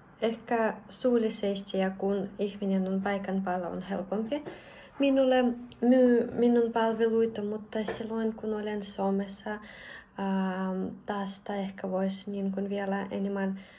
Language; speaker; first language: Finnish; non-native, fluent; Russian